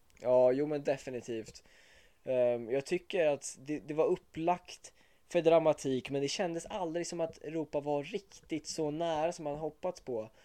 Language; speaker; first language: Swedish; native; Swedish